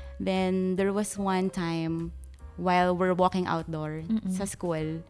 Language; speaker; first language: English; non-native, local second language; Filipino